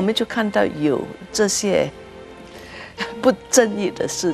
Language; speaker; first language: Chinese; early bilingual, heritage; Chinese